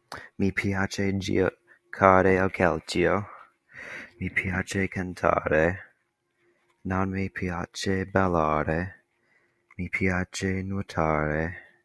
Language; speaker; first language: Italian; non-native, learner; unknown